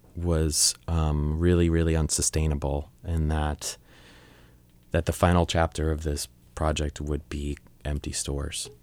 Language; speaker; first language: English; native; English